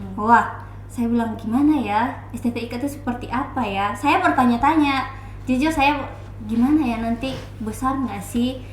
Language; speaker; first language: Indonesian; non-native, local second language; Nias